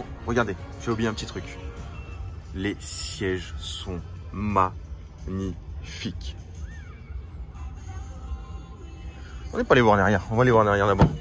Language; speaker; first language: French; native; French